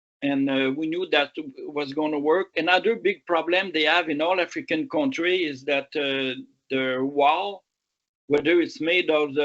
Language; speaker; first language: English; non-native, local second language; French